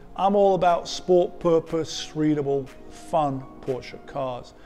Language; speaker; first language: English; native; English